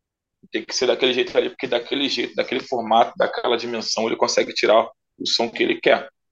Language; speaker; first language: Portuguese; native; Portuguese